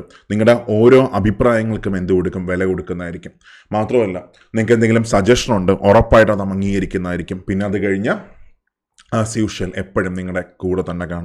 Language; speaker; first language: Malayalam; native; Malayalam